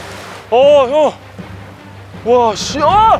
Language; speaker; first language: Korean; native; Korean